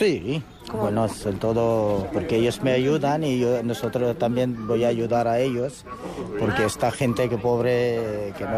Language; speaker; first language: Spanish; non-native, learner; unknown